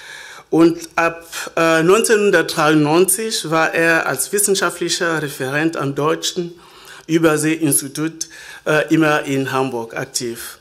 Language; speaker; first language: German; non-native, fluent; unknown